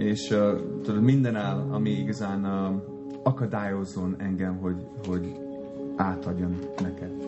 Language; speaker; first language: Hungarian; non-native, fluent; English